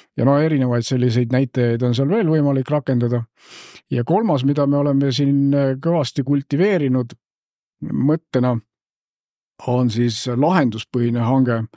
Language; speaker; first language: Estonian; native; Estonian